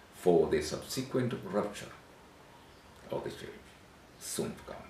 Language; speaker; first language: English; non-native, local second language; Swahili